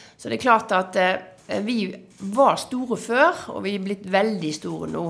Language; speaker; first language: Norwegian; native; Norwegian